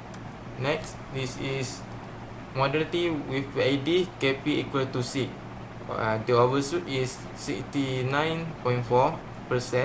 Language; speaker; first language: English; non-native, learner; Malay